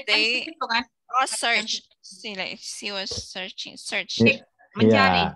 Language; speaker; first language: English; non-native, learner; Indonesian